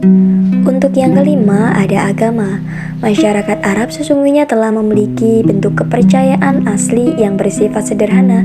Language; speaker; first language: Indonesian; native; Indonesian